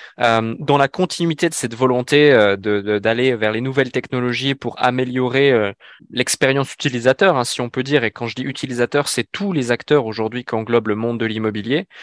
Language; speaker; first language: French; native; French